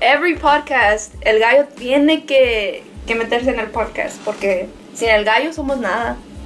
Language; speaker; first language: Spanish; early bilingual, heritage; Spanish